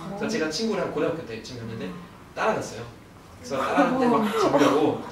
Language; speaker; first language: Korean; non-native, fluent; German